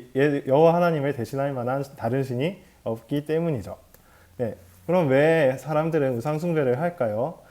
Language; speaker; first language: Korean; native; Korean